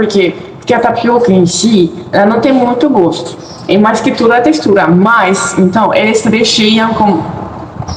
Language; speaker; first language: Portuguese; non-native, fluent; French